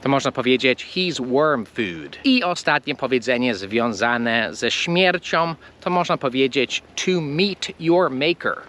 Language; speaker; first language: Polish; non-native, fluent; English